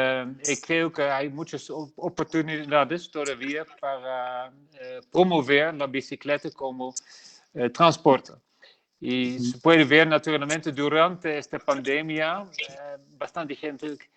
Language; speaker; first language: Spanish; non-native, learner; Dutch